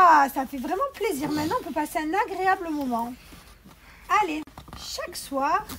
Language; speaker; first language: French; native; French